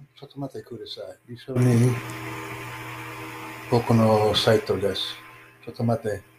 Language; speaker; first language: Japanese; non-native, learner; English